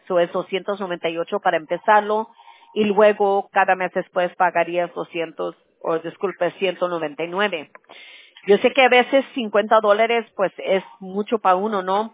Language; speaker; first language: Spanish; early bilingual, heritage; Spanish